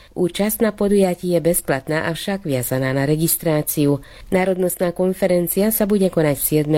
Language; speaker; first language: Slovak; early bilingual, heritage; Slovak